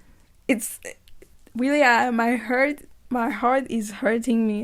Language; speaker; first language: English; non-native, learner; French